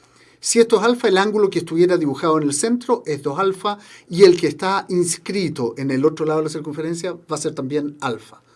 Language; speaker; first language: Spanish; native; Spanish